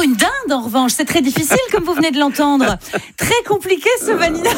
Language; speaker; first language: French; native; French